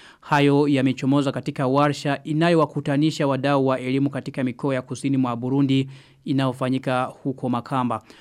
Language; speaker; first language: Swahili; non-native, local second language; Rundi